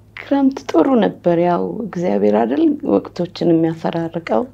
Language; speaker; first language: Amharic; non-native, local second language; Somali